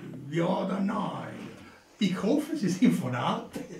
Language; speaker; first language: German; non-native, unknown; Italian